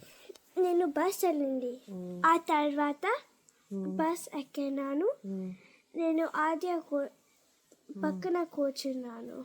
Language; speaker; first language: Telugu; early bilingual, heritage; Telugu